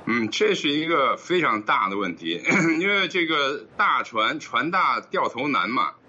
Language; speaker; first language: Chinese; native; Chinese